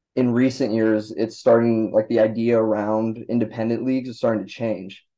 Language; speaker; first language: English; native; English